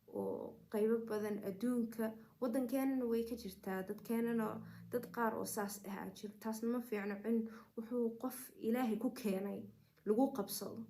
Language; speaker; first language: Somali; early bilingual, heritage; Somali